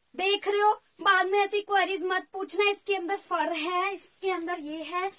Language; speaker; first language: Hindi; native; Hindi